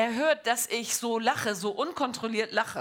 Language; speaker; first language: German; non-native, learner; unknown